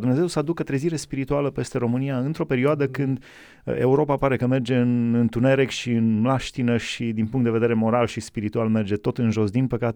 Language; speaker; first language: Romanian; native; Romanian